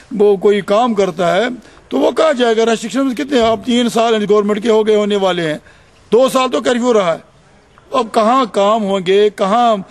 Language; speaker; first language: Urdu; non-native, local second language; Kashmiri